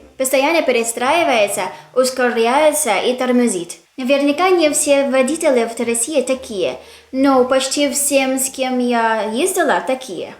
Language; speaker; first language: Russian; non-native, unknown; Filipino